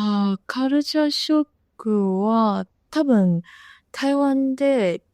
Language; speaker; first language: Japanese; non-native, fluent; Chinese